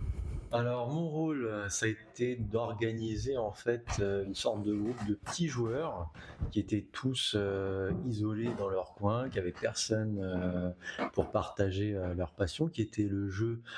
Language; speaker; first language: French; native; French